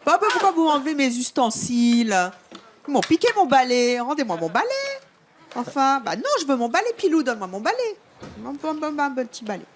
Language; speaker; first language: French; native; French